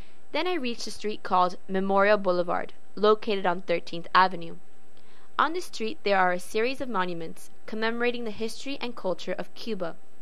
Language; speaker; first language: English; native; English